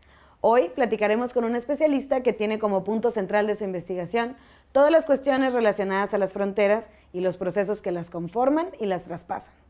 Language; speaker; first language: Spanish; native; Spanish